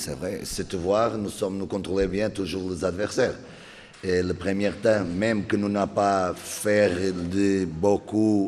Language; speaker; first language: French; non-native, learner; Portuguese